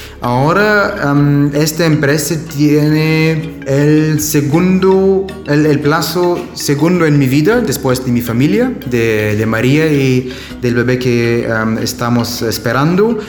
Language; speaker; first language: Spanish; non-native, learner; German